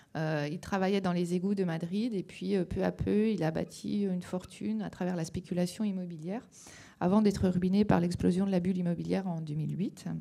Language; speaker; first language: French; native; French